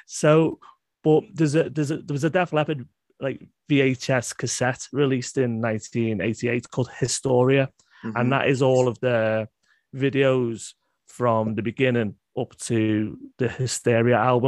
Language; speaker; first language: English; native; English